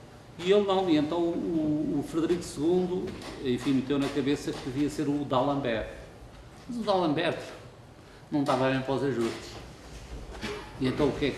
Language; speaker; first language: Portuguese; native; Portuguese